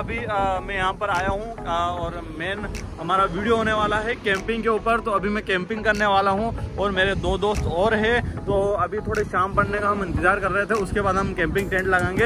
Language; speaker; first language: Hindi; native; Hindi